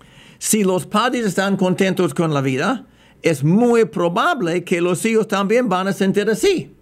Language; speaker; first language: Spanish; non-native, fluent; English